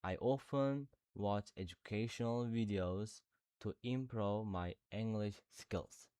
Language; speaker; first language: English; non-native, learner; Uzbek